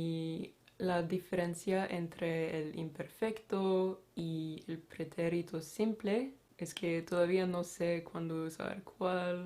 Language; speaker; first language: Spanish; non-native, fluent; Swedish